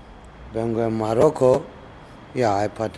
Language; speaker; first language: Spanish; non-native, learner; Arabic